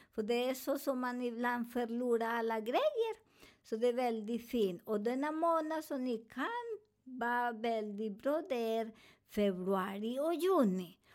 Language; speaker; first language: Swedish; non-native, learner; Spanish